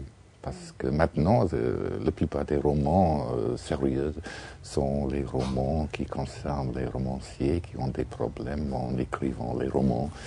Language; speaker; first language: French; non-native, fluent; English